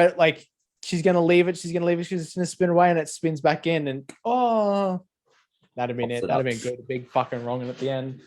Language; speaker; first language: English; native; English